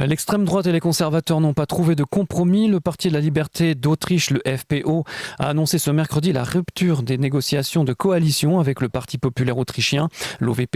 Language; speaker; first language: French; native; French